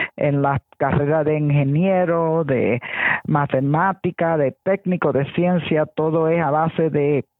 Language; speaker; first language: Spanish; early bilingual, heritage; Spanish